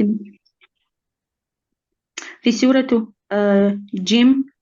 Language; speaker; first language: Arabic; non-native, learner; Bosnian